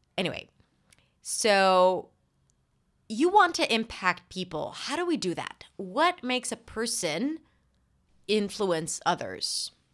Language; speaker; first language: English; non-native, fluent; Hebrew